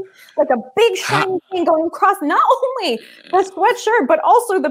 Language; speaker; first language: English; native; English